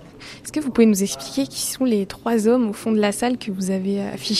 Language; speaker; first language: French; native; French